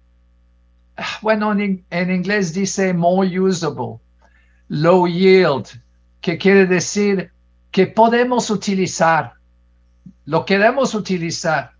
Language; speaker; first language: Spanish; non-native, fluent; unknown